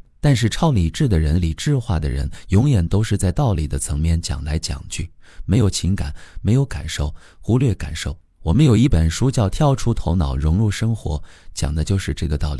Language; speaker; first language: Chinese; native; Chinese